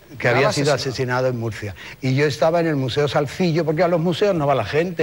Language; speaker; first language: Spanish; native; Spanish